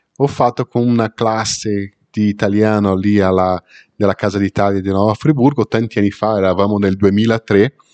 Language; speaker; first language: Italian; non-native, fluent; Portuguese